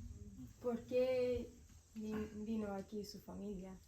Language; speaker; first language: Spanish; non-native, fluent; English